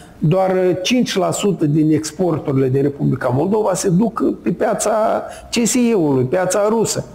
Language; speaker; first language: Romanian; native; Romanian